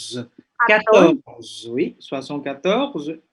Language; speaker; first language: French; non-native, fluent; Indonesian